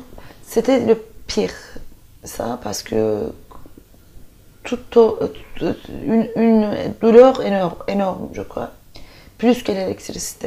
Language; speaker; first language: French; non-native, fluent; Turkish